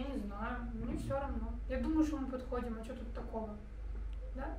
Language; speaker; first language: Russian; native; Russian